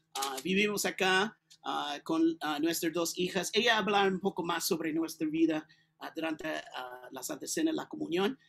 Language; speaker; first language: Spanish; non-native, learner; English